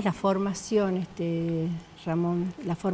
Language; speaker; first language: Spanish; native; Spanish